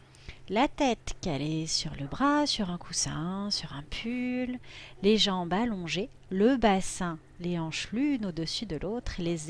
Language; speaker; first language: French; native; French